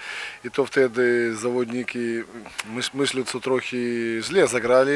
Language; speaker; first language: Polish; non-native, learner; Ukrainian